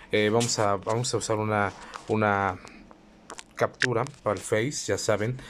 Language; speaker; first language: Spanish; native; Spanish